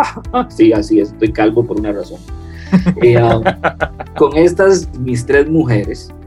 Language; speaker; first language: Spanish; non-native, fluent; French